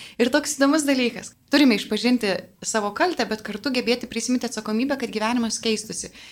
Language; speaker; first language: Lithuanian; native; Lithuanian